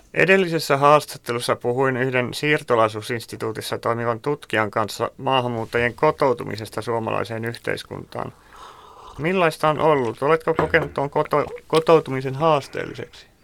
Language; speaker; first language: Finnish; native; Finnish